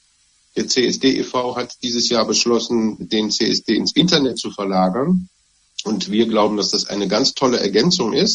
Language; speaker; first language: German; native; German